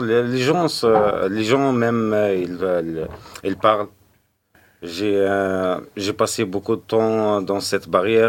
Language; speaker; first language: French; non-native, learner; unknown